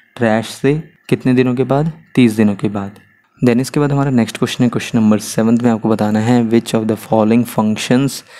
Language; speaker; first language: Hindi; native; Hindi